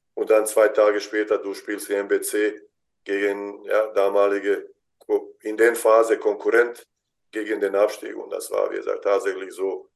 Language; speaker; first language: German; non-native, fluent; Bosnian